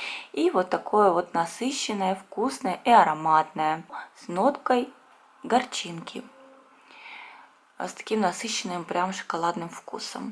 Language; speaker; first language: Russian; native; Russian